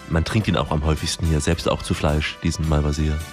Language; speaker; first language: German; native; German